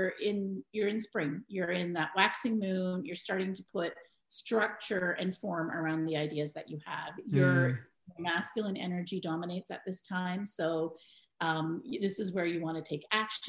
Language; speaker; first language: English; native; English